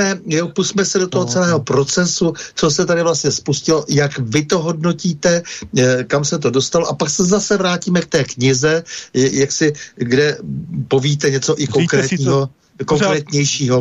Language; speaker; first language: Czech; native; Czech